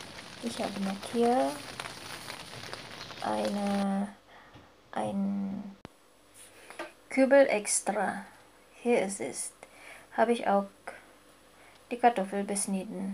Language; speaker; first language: German; non-native, fluent; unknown